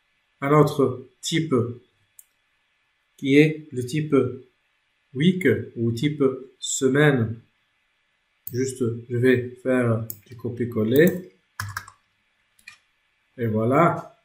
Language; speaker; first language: French; non-native, local second language; Arabic